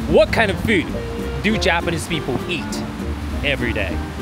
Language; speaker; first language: English; non-native, fluent; Japanese